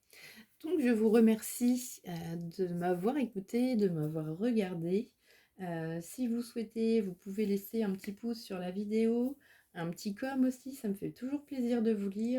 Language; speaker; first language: French; native; French